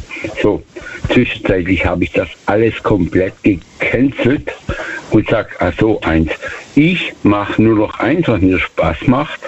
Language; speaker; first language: German; native; German